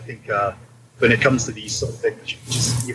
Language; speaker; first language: English; native; English